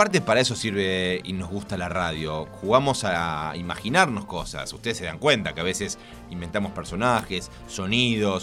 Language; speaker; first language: Spanish; native; Spanish